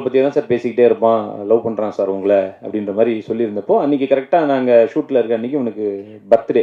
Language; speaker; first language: Tamil; native; Tamil